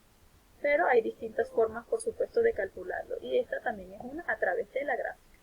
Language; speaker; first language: Spanish; native; Spanish